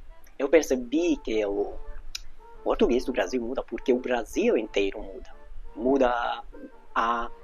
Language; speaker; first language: Portuguese; non-native, fluent; Hungarian